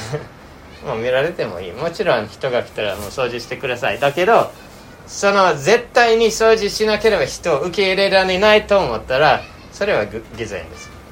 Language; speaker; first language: Japanese; non-native, fluent; English